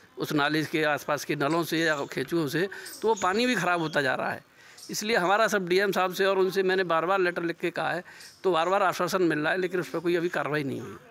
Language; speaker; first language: Hindi; native; Hindi